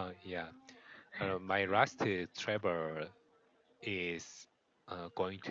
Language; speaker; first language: English; non-native, learner; Korean